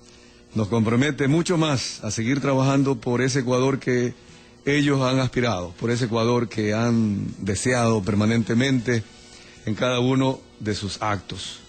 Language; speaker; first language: Spanish; native; Spanish